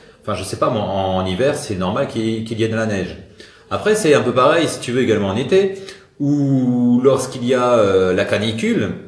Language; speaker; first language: French; native; French